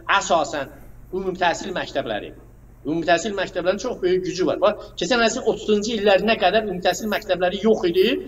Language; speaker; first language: Azerbaijani; non-native, local second language; Talysh